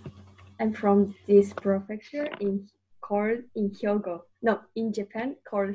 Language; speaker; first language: English; non-native, learner; Japanese